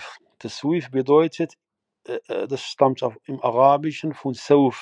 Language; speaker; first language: German; non-native, fluent; Arabic